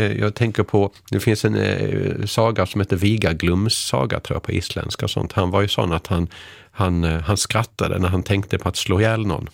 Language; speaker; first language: Swedish; native; Swedish